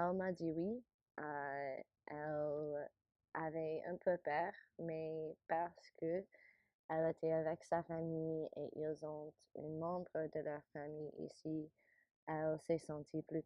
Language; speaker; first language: French; non-native, learner; English